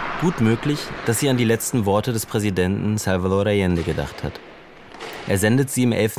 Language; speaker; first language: German; native; German